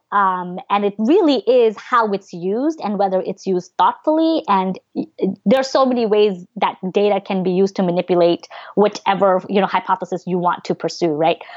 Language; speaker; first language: English; early bilingual, other home language; Bangla